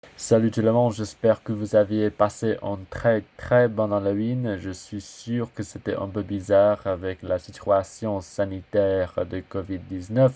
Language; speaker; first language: French; non-native, learner; English